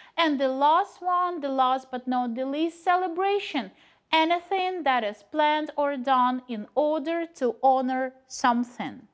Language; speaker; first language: English; non-native, fluent; Ukrainian